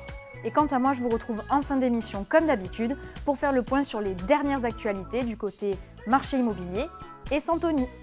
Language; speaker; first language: French; native; French